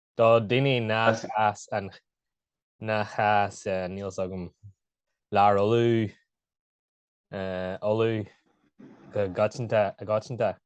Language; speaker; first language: Irish; non-native, local second language; English